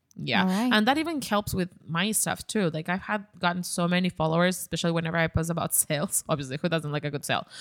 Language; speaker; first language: English; non-native, fluent; Spanish